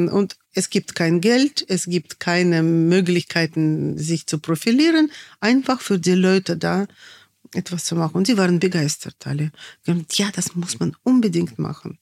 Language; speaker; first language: German; non-native, fluent; Russian